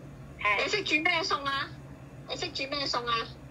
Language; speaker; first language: Cantonese; native; Cantonese